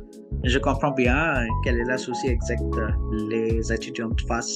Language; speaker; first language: French; non-native, local second language; Hindi